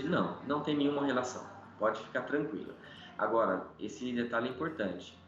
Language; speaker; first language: Portuguese; native; Portuguese